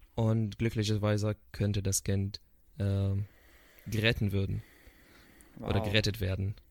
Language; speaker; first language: German; non-native, fluent; Arabic